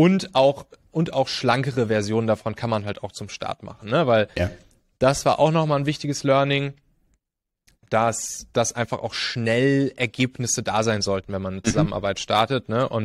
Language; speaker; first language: German; native; German